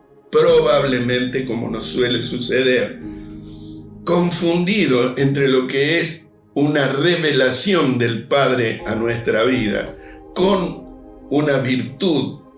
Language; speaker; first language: Spanish; native; Spanish